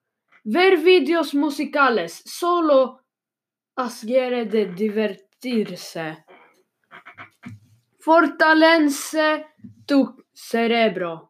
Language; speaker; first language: Spanish; non-native, learner; Swedish